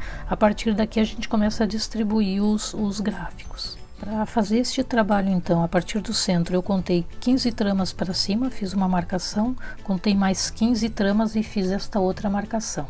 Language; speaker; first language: Portuguese; native; Portuguese